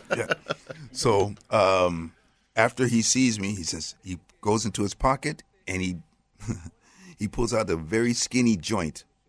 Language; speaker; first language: English; native; English